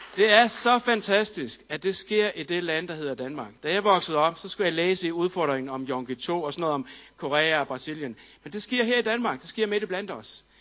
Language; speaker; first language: Danish; native; Danish